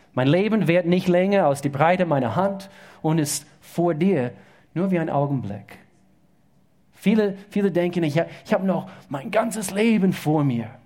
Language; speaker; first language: German; non-native, fluent; English